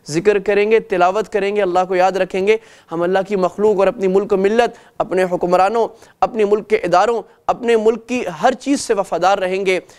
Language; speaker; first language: Urdu; native; Urdu